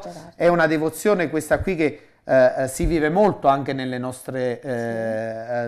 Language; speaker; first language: Italian; native; Italian